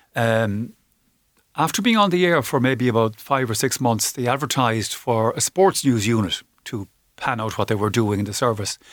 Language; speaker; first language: English; native; English